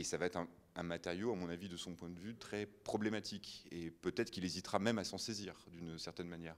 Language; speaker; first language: French; native; French